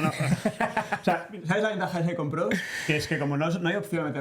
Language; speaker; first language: Spanish; native; Spanish